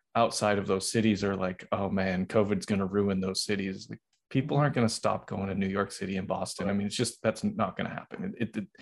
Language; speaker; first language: English; native; English